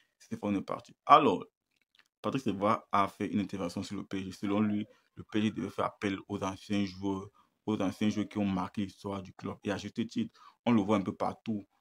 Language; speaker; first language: French; native; French